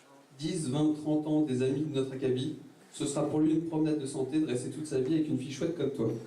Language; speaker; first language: French; native; French